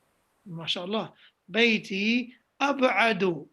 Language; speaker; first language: Arabic; non-native, fluent; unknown